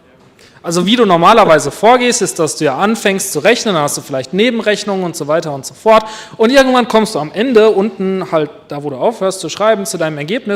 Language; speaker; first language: German; native; German